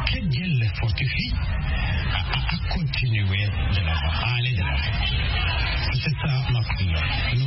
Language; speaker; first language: French; non-native, local second language; Kinyarwanda